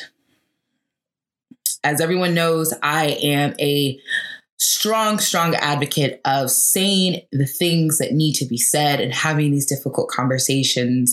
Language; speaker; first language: English; native; English